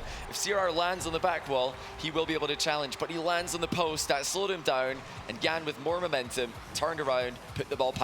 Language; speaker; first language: English; native; English